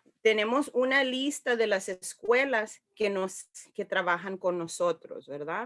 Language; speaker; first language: Spanish; early bilingual, heritage; Spanish